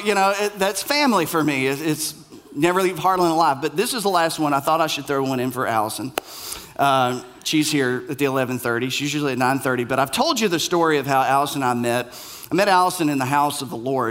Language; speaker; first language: English; native; English